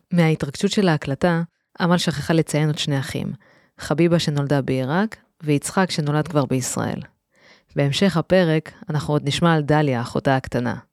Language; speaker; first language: Hebrew; native; Hebrew